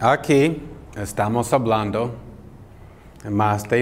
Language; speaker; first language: Spanish; non-native, fluent; English